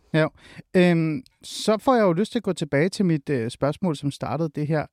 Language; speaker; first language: Danish; early bilingual, other home language; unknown